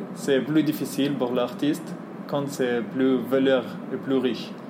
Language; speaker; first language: French; non-native, fluent; Arabic